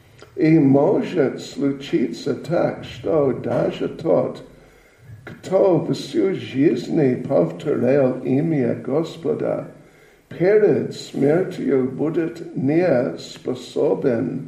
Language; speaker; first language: Russian; non-native, learner; English